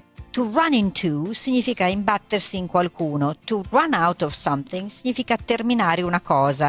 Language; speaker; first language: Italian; native; Italian